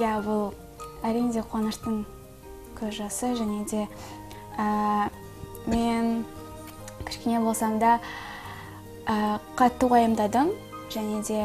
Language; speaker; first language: Kazakh; non-native, local second language; Russian